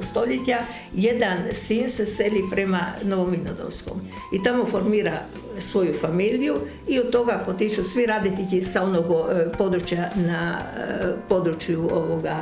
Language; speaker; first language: Croatian; native; Croatian